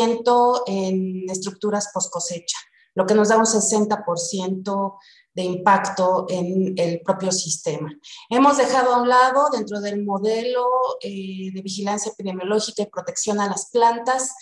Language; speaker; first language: Spanish; native; Spanish